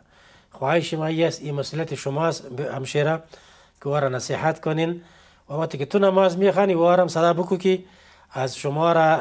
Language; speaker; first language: Persian; native; Persian